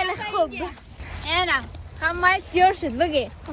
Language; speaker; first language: Persian; native; Persian